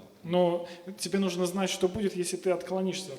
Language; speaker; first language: Russian; native; Russian